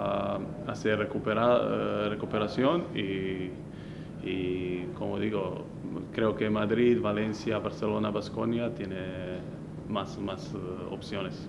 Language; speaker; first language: Spanish; non-native, fluent; Slovenian